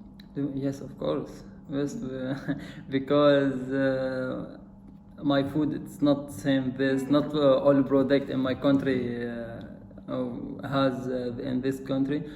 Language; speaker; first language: English; non-native, learner; Arabic